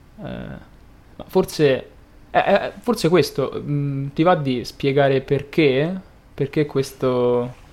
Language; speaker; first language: Italian; native; Italian